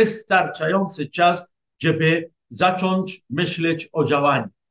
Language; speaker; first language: Polish; non-native, fluent; Arabic